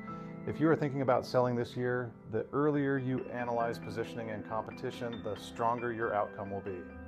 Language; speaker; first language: English; native; English